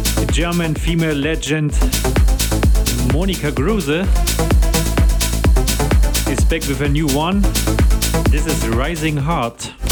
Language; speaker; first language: English; non-native, fluent; German